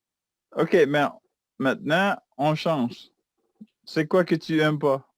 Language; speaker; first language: French; non-native, fluent; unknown